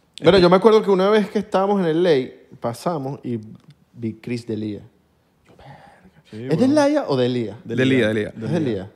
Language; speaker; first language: Spanish; native; Spanish